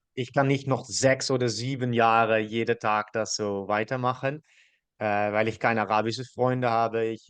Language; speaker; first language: German; non-native, learner; Dutch